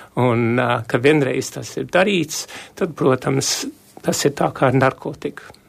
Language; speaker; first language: Latvian; early bilingual, heritage; Latvian